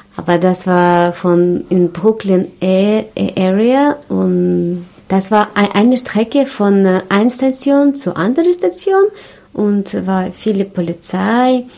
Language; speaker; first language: German; non-native, learner; Russian